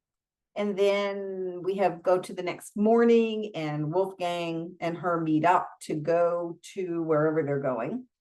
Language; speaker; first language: English; native; English